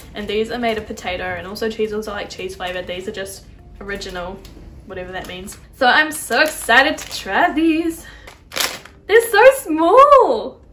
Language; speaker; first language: English; native; English